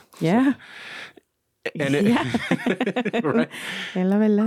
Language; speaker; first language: Spanish; early bilingual, heritage; Spanish